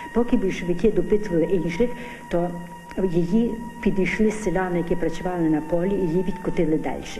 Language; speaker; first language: Ukrainian; native; Ukrainian